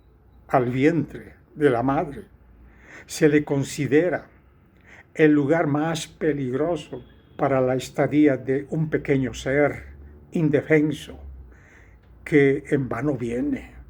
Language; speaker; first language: Spanish; native; Spanish